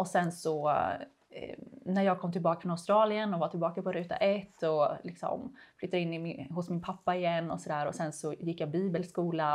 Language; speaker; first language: Swedish; native; Swedish